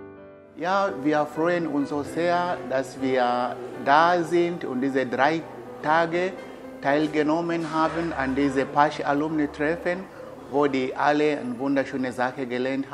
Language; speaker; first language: German; non-native, fluent; Swahili